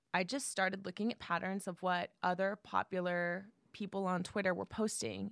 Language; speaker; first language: English; native; English